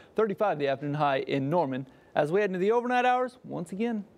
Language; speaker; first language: English; native; English